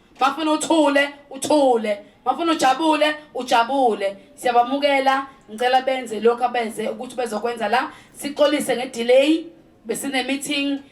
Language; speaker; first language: Zulu; native; Zulu